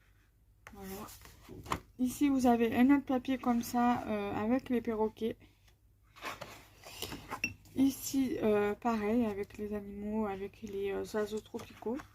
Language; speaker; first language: French; native; French